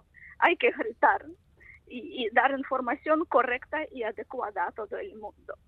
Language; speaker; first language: Spanish; non-native, fluent; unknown